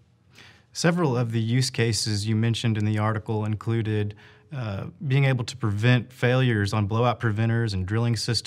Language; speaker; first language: English; native; English